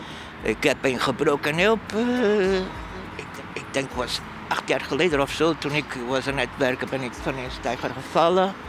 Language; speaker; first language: Dutch; non-native, fluent; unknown